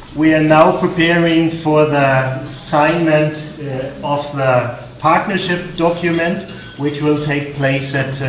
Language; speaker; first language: English; non-native, fluent; German